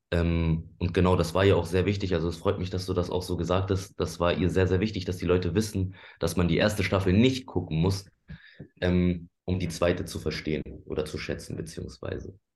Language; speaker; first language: German; early bilingual, other home language; Persian